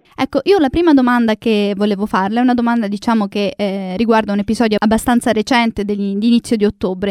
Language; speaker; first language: Italian; native; Italian